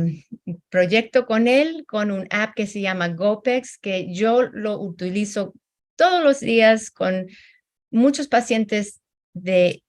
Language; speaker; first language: Spanish; non-native, fluent; English